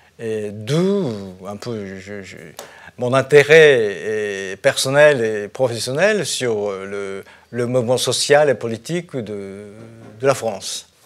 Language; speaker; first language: French; non-native, fluent; Japanese